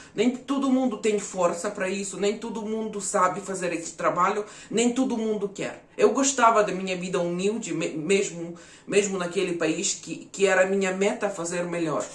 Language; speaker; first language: Portuguese; early bilingual, other home language; Ukrainian